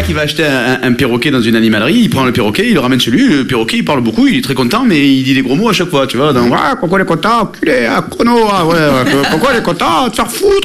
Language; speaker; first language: French; native; French